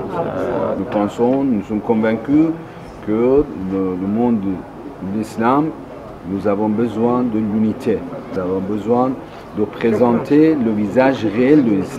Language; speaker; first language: French; non-native, learner; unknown